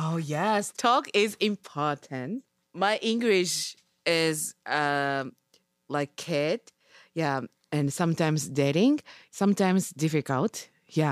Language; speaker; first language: English; non-native, learner; Japanese